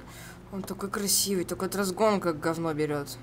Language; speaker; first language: Russian; native; Russian